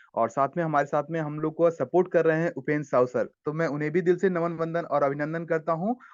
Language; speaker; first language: Hindi; native; Hindi